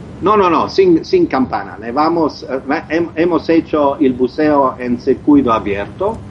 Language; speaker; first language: Spanish; non-native, learner; Croatian